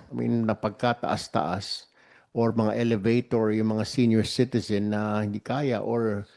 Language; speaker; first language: Filipino; native; Filipino